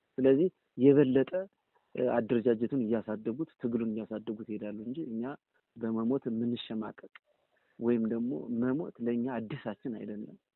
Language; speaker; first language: Amharic; native; Amharic